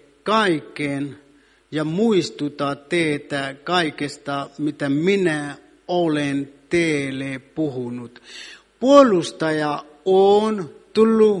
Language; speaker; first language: Finnish; non-native, fluent; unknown